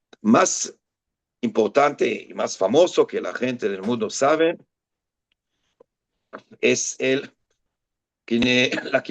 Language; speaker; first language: Spanish; non-native, fluent; Hebrew